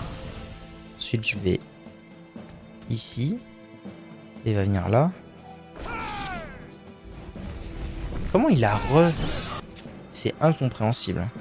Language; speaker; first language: French; native; French